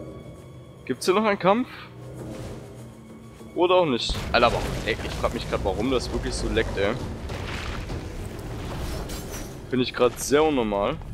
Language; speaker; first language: German; native; German